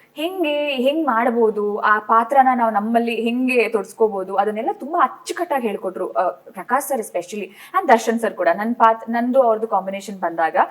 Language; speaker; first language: Kannada; non-native, local second language; Tulu